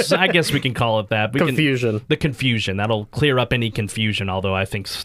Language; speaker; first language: English; early bilingual, other home language; Filipino